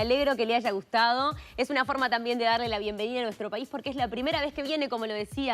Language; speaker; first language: Spanish; native; Spanish